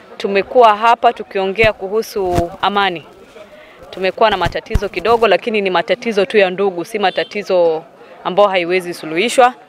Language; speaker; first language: Swahili; native; Swahili